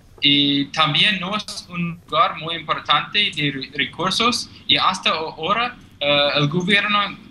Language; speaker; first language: Spanish; non-native, learner; English